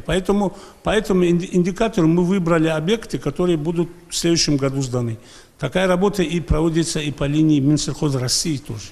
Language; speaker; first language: Russian; native; Russian